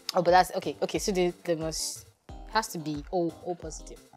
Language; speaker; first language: English; non-native, local second language; Igbo